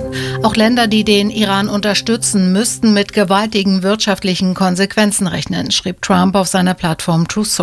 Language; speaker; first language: German; native; German